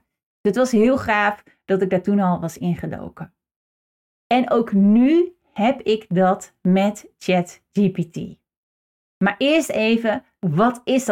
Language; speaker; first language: Dutch; native; Dutch